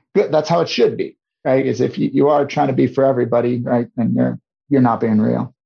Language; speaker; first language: English; native; English